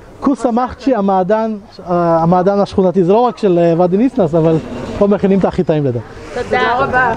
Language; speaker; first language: Hebrew; native; Hebrew